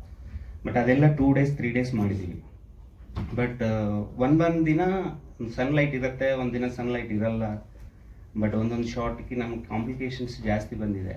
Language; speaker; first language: Kannada; non-native, learner; Telugu